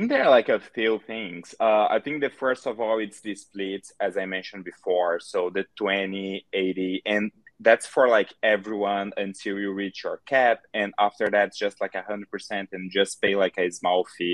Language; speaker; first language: English; non-native, fluent; Portuguese